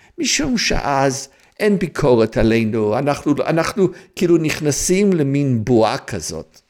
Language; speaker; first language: Hebrew; non-native, fluent; English